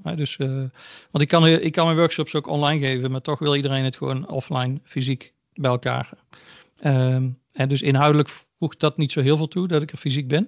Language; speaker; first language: Dutch; native; Dutch